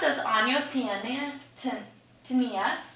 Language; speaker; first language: Spanish; non-native, learner; English